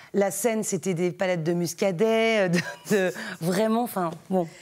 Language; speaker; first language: French; native; French